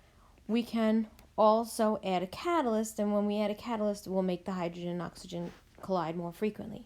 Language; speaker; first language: English; native; English